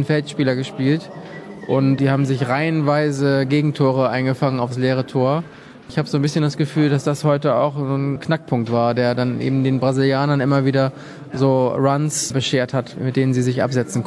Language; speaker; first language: German; native; German